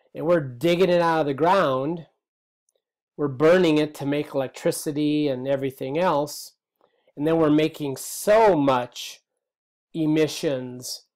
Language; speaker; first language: English; native; English